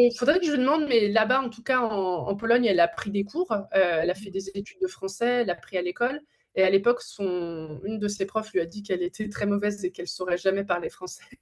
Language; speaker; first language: French; native; French